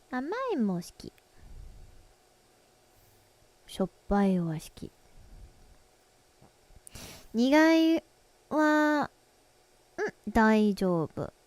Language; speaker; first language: Japanese; non-native, learner; English